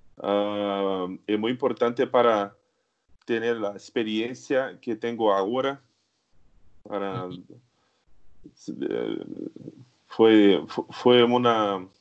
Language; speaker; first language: Spanish; non-native, learner; Portuguese